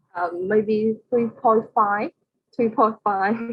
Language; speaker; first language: English; non-native, learner; Vietnamese